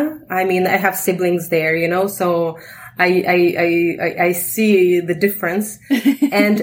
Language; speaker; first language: English; non-native, fluent; Russian